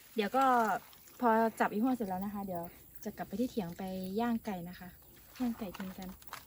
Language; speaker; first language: Thai; non-native, local second language; Western Kayah